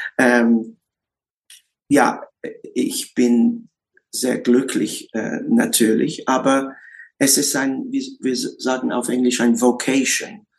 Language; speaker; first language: German; non-native, learner; English